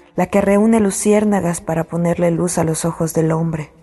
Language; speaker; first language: Spanish; native; Spanish